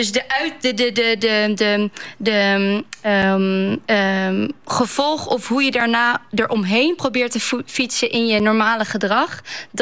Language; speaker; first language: Dutch; non-native, local second language; Western Frisian